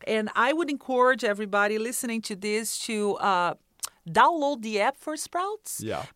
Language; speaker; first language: English; non-native, fluent; Portuguese